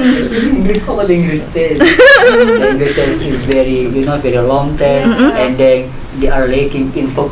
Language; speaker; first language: English; non-native, learner; Indonesian